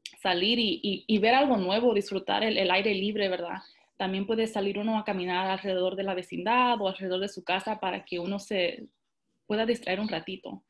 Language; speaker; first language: Spanish; early bilingual, heritage; Spanish